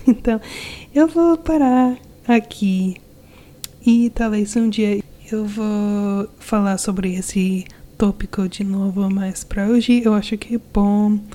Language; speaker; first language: Portuguese; non-native, learner; English